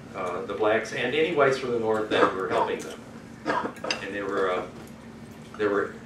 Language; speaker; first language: English; native; English